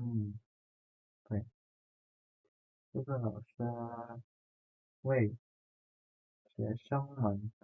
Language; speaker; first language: Chinese; non-native, fluent; Indonesian